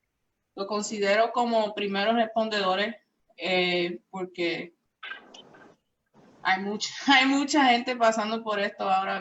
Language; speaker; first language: Spanish; early bilingual, heritage; Spanish